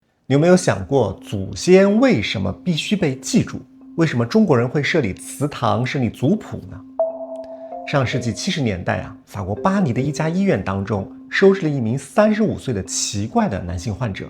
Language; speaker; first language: Chinese; native; Chinese